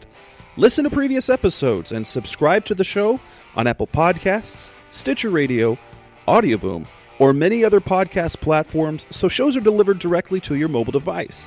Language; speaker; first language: English; native; English